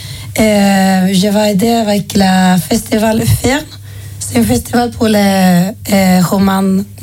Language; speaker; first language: French; non-native, learner; Swedish